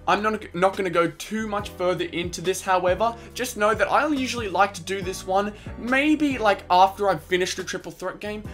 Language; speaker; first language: English; native; English